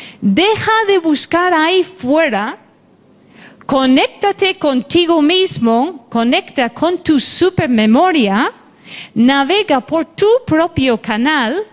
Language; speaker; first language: Spanish; non-native, fluent; English